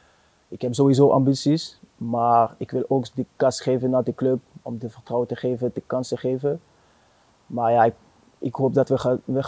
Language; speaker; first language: Dutch; non-native, fluent; French